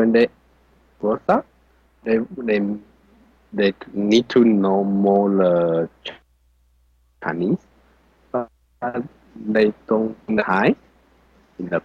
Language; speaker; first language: English; non-native, learner; Chinese